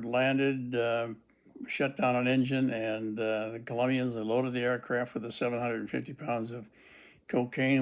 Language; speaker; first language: English; native; English